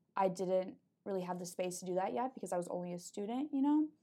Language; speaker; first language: English; native; English